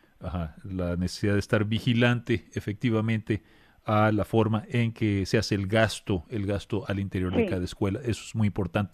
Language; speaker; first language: Spanish; native; Spanish